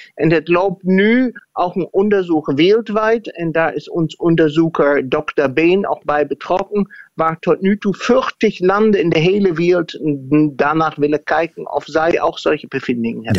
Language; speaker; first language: Dutch; non-native, fluent; German